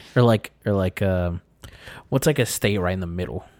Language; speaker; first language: English; early bilingual, other home language; Spanish